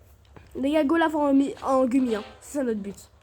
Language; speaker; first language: French; native; French